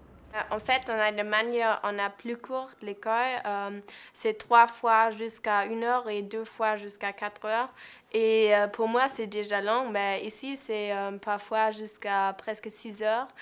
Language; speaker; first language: French; non-native, learner; German